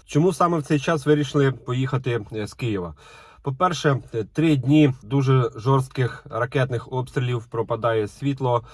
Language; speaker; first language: Ukrainian; non-native, local second language; Russian